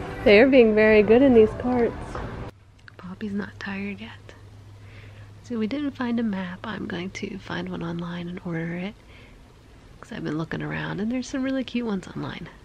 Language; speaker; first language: English; native; English